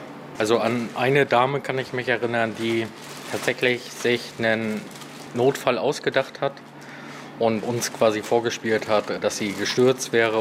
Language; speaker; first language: German; native; German